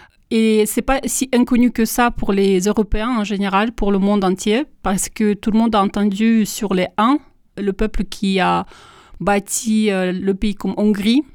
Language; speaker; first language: French; non-native, fluent; Russian